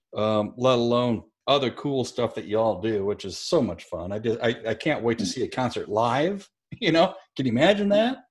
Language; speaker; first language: English; native; English